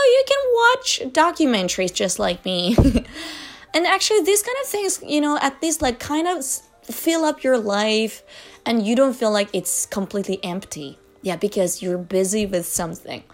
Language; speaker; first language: English; non-native, fluent; Chinese